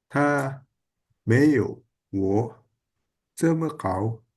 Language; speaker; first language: Chinese; non-native, learner; Indonesian